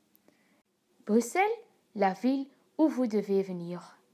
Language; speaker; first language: French; non-native, learner; Dutch